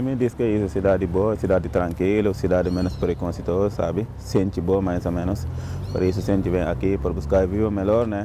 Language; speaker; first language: Portuguese; non-native, learner; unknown